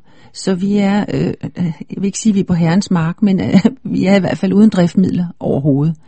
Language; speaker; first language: Danish; native; Danish